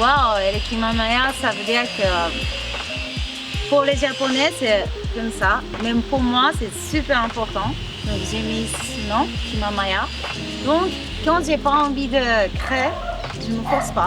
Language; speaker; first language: French; non-native, fluent; Japanese